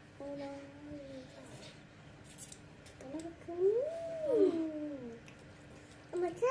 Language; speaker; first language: Turkish; early bilingual, other home language; Persian